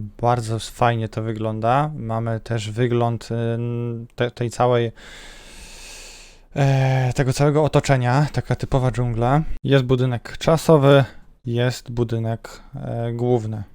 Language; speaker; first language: Polish; native; Polish